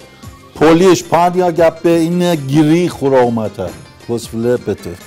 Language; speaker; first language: Greek; non-native, fluent; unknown